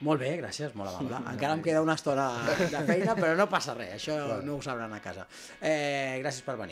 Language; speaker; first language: Catalan; native; Catalan